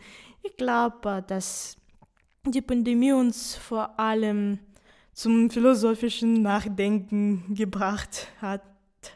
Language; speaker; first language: German; non-native, fluent; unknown